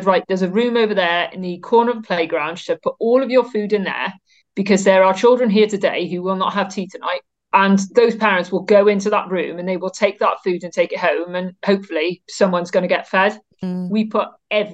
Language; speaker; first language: English; native; English